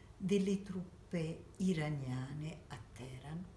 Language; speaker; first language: Italian; early bilingual, other home language; Armenian